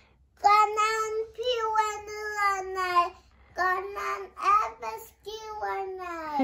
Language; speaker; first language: Vietnamese; early bilingual, heritage; Vietnamese